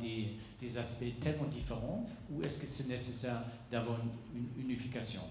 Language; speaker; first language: French; non-native, fluent; German